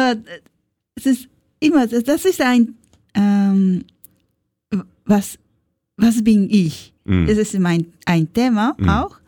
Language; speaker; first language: German; non-native, learner; Japanese